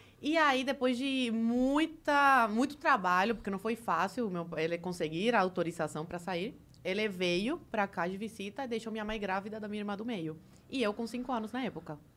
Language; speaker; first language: Portuguese; early bilingual, other home language; Spanish